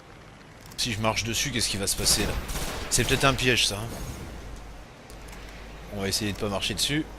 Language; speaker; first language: French; native; French